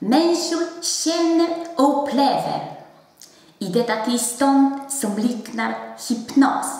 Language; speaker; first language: Swedish; non-native, fluent; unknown